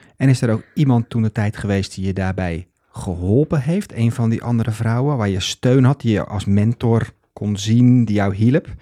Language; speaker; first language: Dutch; native; Dutch